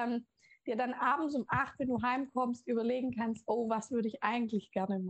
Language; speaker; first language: German; native; German